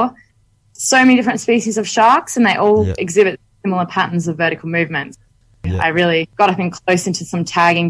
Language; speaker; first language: English; native; English